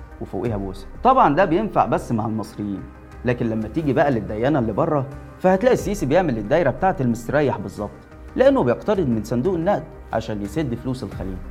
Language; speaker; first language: Arabic; native; Arabic